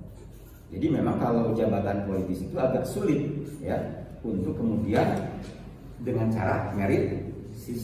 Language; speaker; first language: Indonesian; native; Indonesian